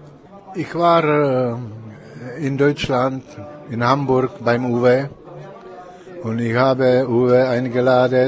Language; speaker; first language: German; non-native, learner; Czech